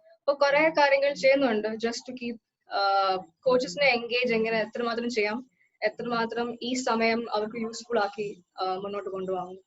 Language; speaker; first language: Malayalam; early bilingual, heritage; Malayalam